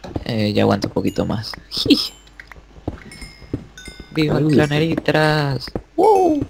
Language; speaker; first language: Spanish; native; Spanish